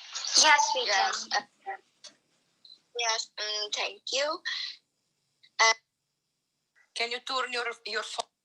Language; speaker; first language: English; non-native, learner; Vietnamese